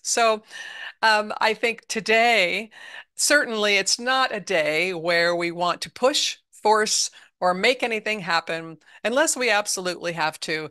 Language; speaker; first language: English; native; English